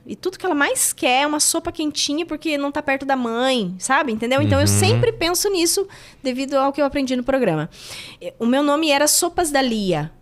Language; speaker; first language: Portuguese; native; Portuguese